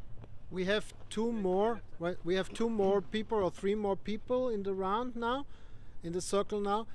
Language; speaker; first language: English; non-native, fluent; German